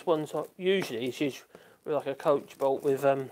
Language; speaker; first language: English; native; English